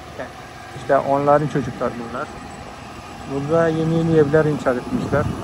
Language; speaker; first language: Turkish; non-native, fluent; Malayalam